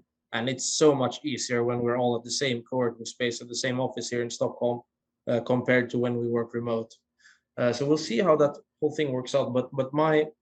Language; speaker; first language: English; non-native, fluent; Swedish